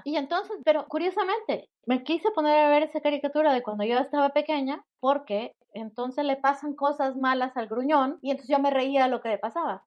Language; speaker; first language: Spanish; native; Spanish